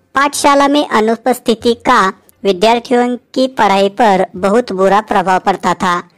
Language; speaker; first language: Hindi; non-native, local second language; Marathi